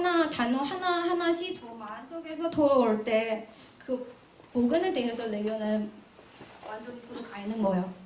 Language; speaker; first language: Korean; non-native, learner; Chinese